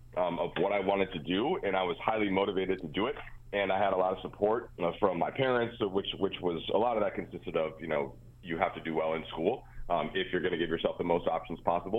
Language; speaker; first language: English; native; English